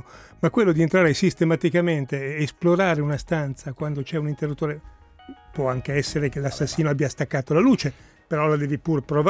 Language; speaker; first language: Italian; native; Italian